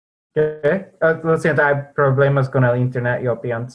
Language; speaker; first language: Spanish; non-native, fluent; English